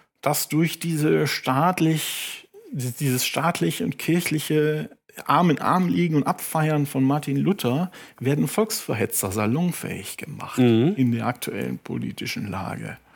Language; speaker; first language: German; native; German